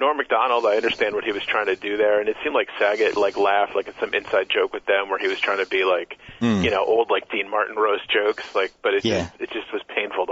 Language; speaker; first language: English; native; English